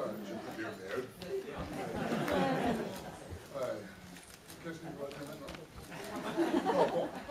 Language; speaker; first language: French; non-native, learner; English